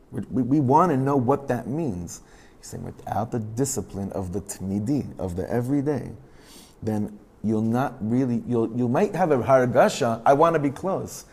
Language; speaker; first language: English; native; English